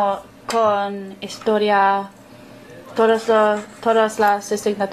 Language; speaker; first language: Spanish; non-native, learner; English